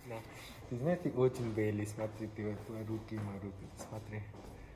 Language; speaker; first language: Russian; non-native, learner; Hindi